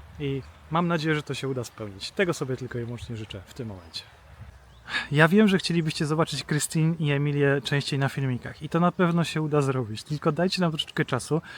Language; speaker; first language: Polish; native; Polish